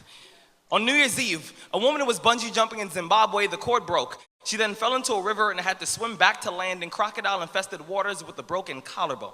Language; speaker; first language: English; native; English